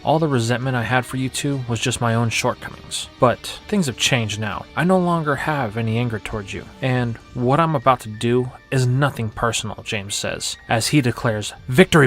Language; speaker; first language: English; native; English